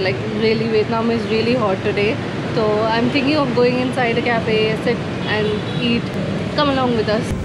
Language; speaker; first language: English; non-native, local second language; Hindi